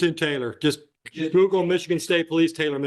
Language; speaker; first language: English; native; English